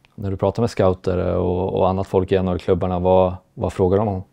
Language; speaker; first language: Swedish; native; Swedish